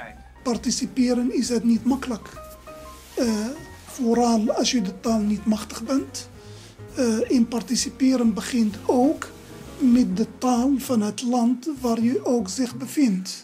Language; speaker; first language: Dutch; non-native, fluent; Arabic